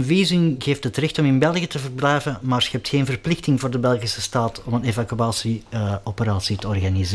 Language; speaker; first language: Dutch; native; Dutch